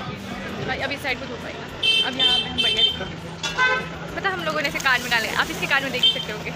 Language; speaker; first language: Hindi; native; Hindi